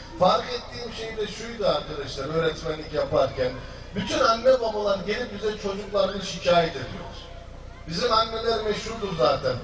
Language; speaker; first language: Turkish; native; Turkish